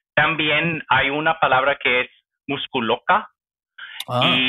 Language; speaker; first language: Spanish; non-native, fluent; English